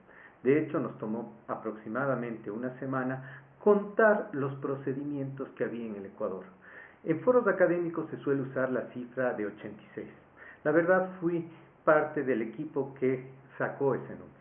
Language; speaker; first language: Spanish; native; Spanish